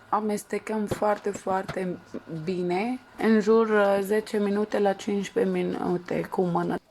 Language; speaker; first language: Romanian; non-native, learner; Arabic